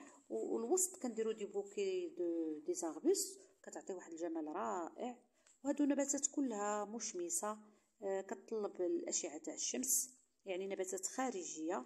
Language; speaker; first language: Arabic; native; Arabic